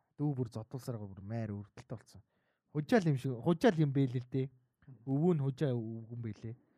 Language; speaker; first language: Mongolian; native; Mongolian